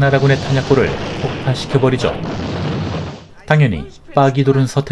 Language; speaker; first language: Korean; native; Korean